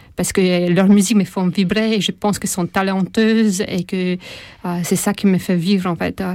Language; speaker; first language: French; non-native, fluent; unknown